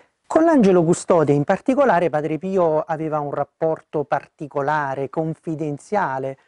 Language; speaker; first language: Italian; native; Italian